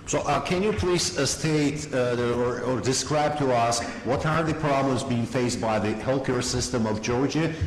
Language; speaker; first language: English; non-native, fluent; Georgian